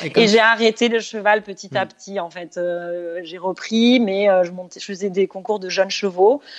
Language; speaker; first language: French; native; French